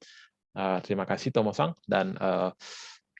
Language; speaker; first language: Indonesian; native; Indonesian